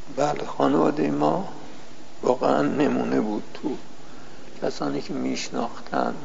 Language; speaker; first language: Persian; non-native, local second language; Azerbaijani